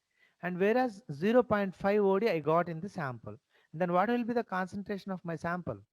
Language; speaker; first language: English; non-native, local second language; Telugu